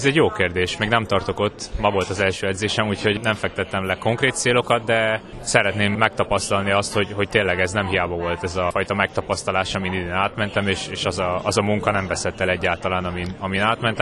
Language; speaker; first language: Hungarian; native; Hungarian